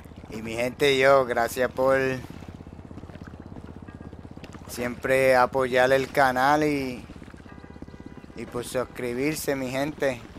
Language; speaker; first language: Spanish; early bilingual, heritage; Spanish